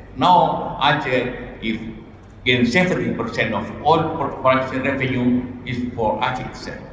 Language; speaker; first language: English; non-native, learner; Indonesian